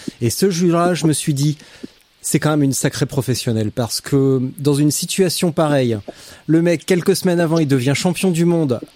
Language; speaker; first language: French; native; French